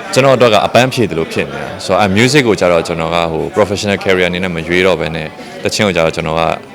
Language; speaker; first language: Burmese; native; Burmese